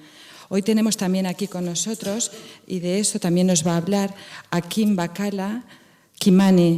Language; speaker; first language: Spanish; native; Spanish